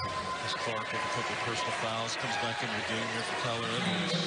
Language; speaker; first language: English; native; English